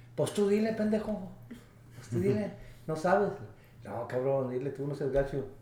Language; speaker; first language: Spanish; early bilingual, other home language; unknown